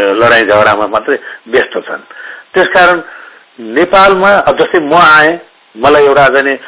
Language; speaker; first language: Nepali; non-native, local second language; Newari